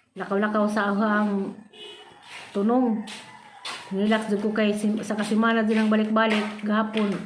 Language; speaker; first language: Cebuano; native; Cebuano